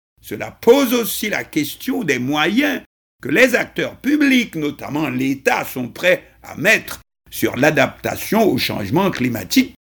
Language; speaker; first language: French; non-native, local second language; Haitian Creole